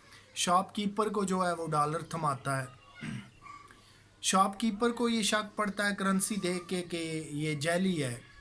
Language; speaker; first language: Urdu; native; Urdu